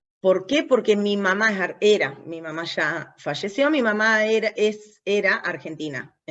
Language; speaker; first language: Spanish; early bilingual, heritage; English